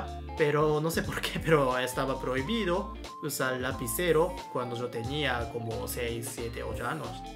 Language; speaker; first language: Spanish; non-native, fluent; Japanese